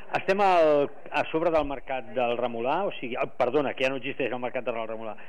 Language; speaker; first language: Catalan; native; Catalan